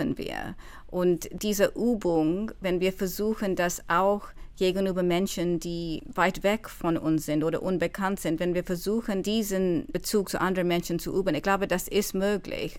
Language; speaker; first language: German; non-native, fluent; English